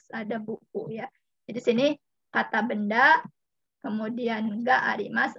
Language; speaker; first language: Indonesian; native; Indonesian